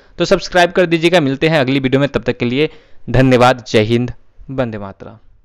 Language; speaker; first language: Hindi; native; Hindi